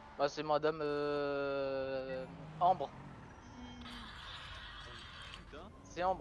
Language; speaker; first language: French; native; French